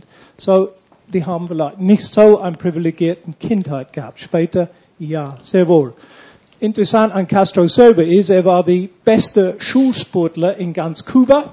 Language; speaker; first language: German; non-native, fluent; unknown